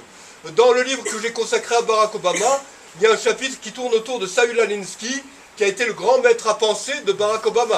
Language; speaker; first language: French; native; French